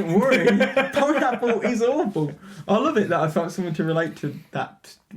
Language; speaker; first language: English; native; English